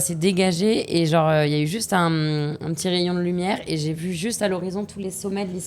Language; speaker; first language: French; native; French